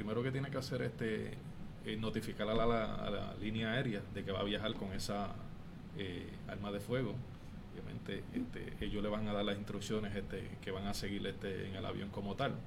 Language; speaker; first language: Spanish; native; Spanish